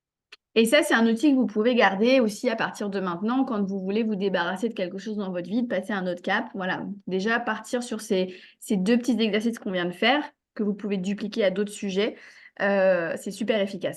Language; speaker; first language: French; native; French